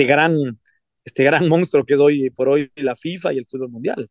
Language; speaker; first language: Spanish; native; Spanish